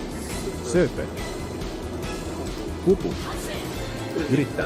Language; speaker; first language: Finnish; non-native, learner; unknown